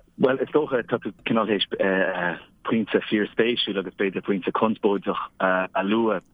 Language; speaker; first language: Irish; native; Irish